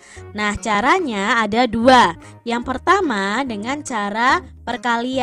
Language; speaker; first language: Indonesian; native; Indonesian